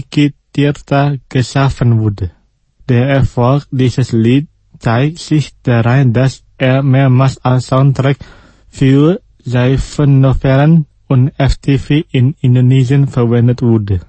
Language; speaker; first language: German; non-native, fluent; Indonesian